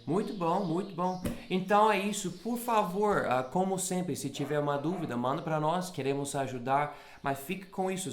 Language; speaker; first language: Portuguese; non-native, fluent; English